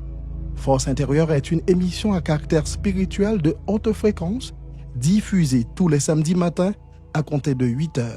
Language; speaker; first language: French; non-native, local second language; Haitian Creole